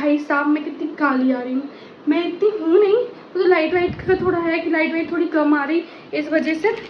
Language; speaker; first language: Hindi; native; Hindi